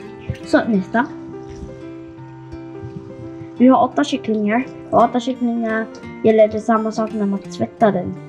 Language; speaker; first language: Swedish; non-native, learner; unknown